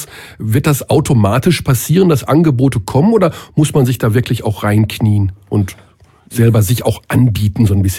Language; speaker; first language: German; native; German